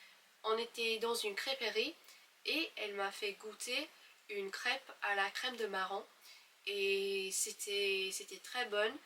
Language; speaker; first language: French; non-native, fluent; English